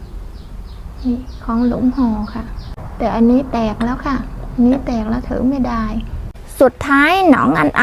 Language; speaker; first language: Thai; non-native, learner; Vietnamese